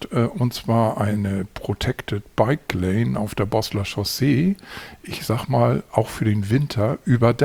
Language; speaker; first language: German; native; German